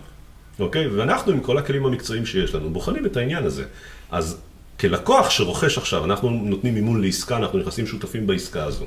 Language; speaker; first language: Hebrew; native; Hebrew